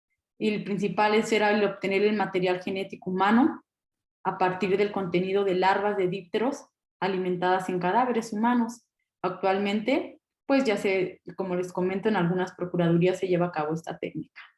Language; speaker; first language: Spanish; native; Spanish